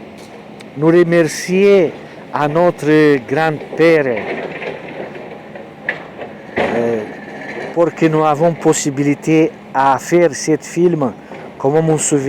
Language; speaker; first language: French; non-native, learner; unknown